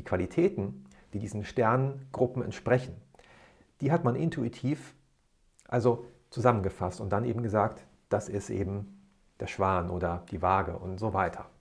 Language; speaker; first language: German; native; German